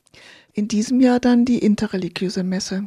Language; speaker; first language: German; native; German